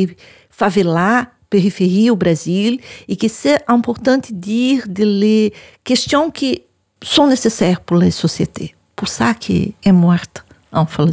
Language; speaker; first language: French; non-native, learner; Portuguese